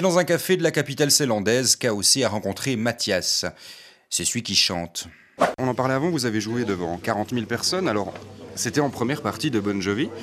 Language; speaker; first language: French; native; French